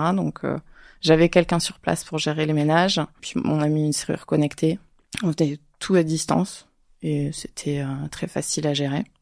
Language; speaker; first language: French; native; French